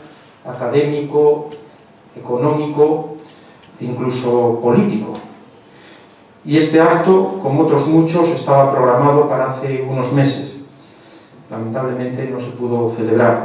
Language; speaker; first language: Spanish; native; Spanish